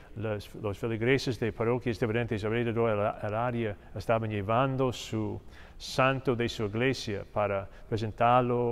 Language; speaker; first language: Spanish; non-native, fluent; English